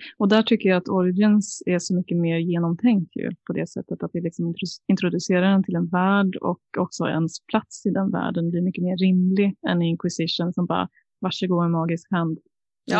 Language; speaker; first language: Swedish; native; Swedish